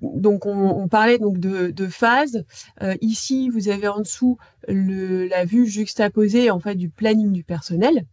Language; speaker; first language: French; native; French